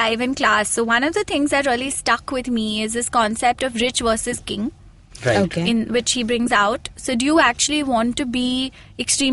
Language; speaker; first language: English; non-native, local second language; Hindi